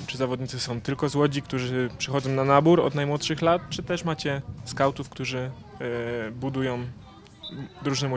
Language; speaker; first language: Polish; native; Polish